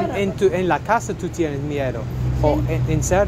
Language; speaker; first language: Spanish; non-native, learner; English